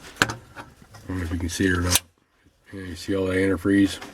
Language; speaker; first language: English; native; English